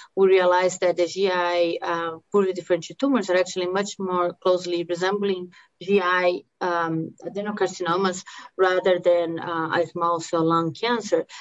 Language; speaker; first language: English; non-native, fluent; Portuguese